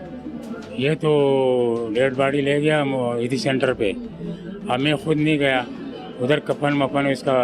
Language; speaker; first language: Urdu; non-native, local second language; Pashto